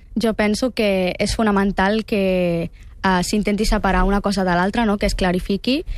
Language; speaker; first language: Catalan; early bilingual, other home language; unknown